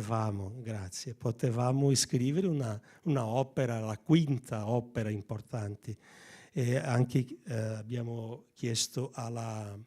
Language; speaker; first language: Italian; non-native, fluent; Portuguese